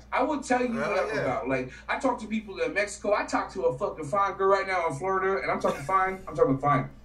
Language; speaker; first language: English; native; English